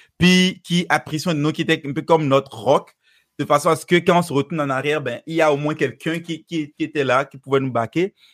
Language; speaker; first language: French; non-native, local second language; Fon